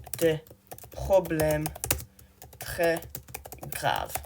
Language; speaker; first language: French; non-native, learner; English